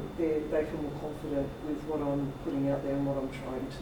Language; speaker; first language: English; native; English